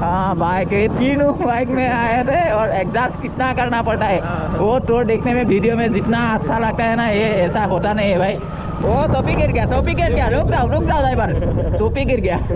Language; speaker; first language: Hindi; non-native, local second language; Assamese